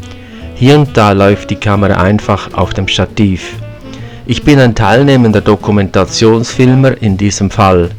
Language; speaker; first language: German; native; German